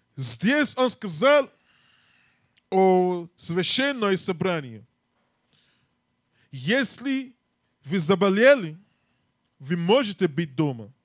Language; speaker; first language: Russian; non-native, learner; English